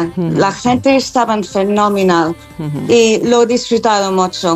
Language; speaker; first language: Spanish; non-native, fluent; English